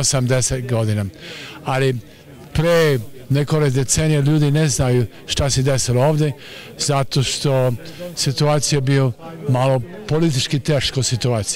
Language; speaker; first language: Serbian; non-native, learner; English